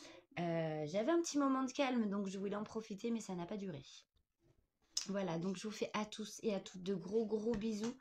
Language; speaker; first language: French; native; French